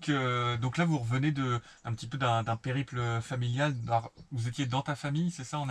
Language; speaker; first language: French; native; French